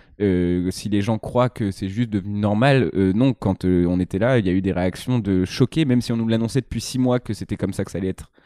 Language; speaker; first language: French; native; French